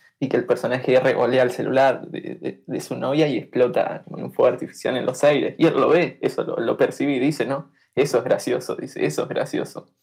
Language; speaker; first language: Spanish; native; Spanish